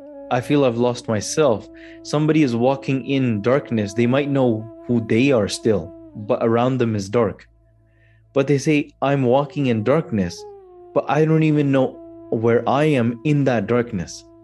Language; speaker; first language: English; early bilingual, other home language; Punjabi